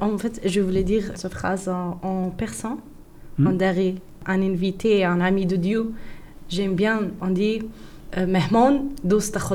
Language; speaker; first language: French; non-native, learner; Persian